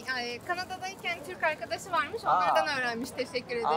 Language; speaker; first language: Turkish; native; Turkish